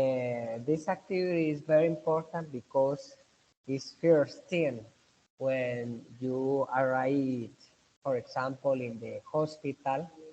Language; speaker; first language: English; non-native, learner; Spanish